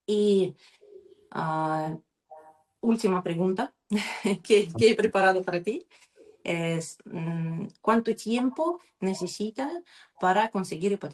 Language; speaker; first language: Spanish; non-native, learner; Russian